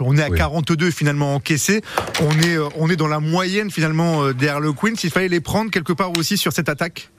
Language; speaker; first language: French; native; French